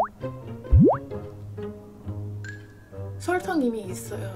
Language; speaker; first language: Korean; non-native, learner; English